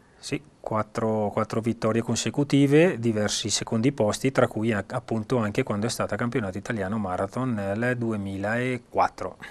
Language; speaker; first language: Italian; native; Italian